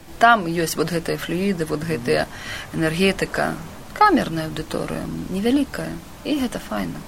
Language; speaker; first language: Belarusian; non-native, local second language; Russian